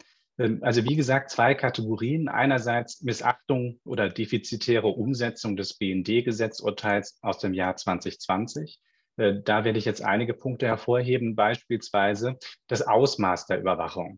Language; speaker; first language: German; native; German